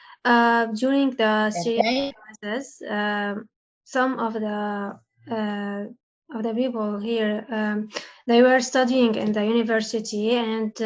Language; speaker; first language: English; non-native, learner; Arabic